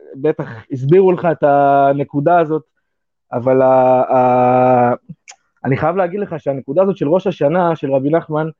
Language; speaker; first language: Hebrew; native; Hebrew